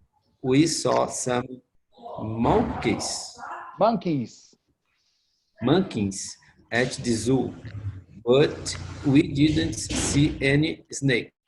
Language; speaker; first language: English; non-native, learner; Portuguese